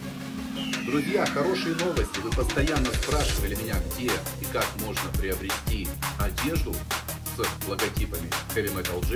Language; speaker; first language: Russian; native; Russian